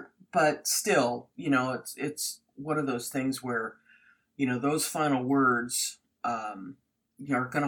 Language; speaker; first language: English; native; English